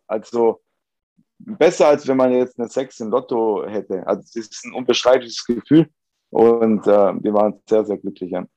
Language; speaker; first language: German; early bilingual, other home language; Italian